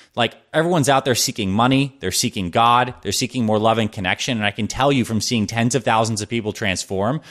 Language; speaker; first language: English; native; English